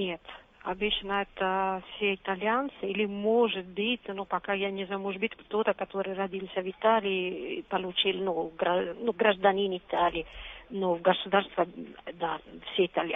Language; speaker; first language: Russian; non-native, fluent; Italian